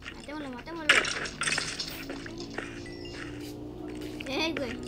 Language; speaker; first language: Spanish; native; Spanish